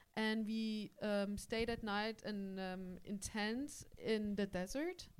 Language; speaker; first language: English; early bilingual, heritage; English